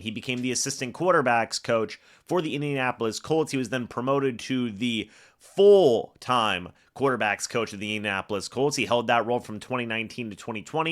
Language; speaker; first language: English; native; English